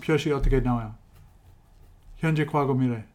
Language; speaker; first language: Korean; non-native, fluent; English